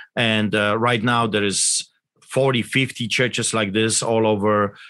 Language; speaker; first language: English; non-native, fluent; Polish